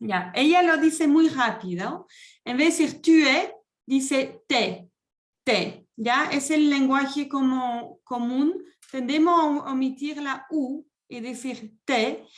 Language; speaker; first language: Spanish; non-native, fluent; French